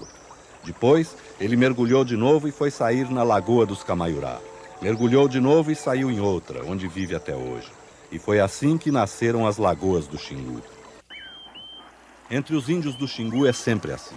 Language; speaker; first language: Portuguese; native; Portuguese